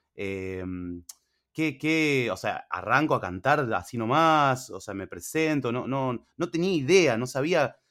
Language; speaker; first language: Spanish; early bilingual, other home language; English